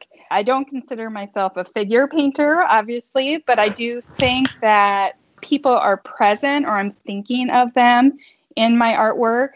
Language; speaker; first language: English; native; English